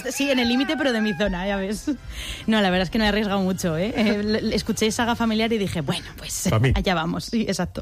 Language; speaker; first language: Spanish; native; Spanish